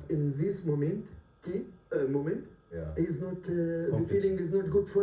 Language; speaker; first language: English; non-native, learner; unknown